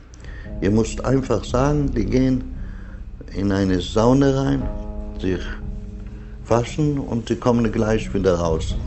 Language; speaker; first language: German; non-native, learner; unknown